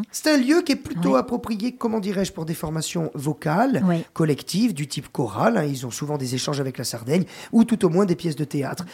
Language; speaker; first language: French; native; French